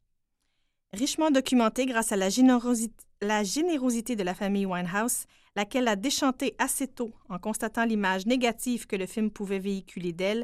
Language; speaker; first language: French; native; French